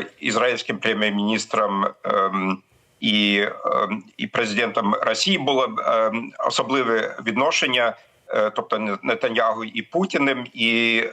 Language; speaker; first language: Ukrainian; non-native, fluent; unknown